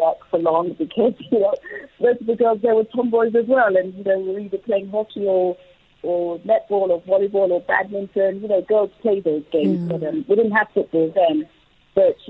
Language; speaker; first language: English; non-native, local second language; Krio